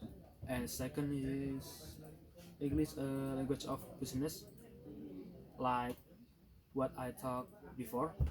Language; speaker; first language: English; non-native, learner; Indonesian